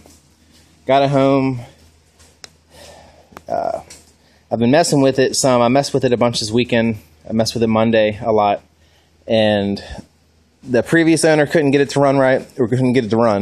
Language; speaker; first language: English; native; English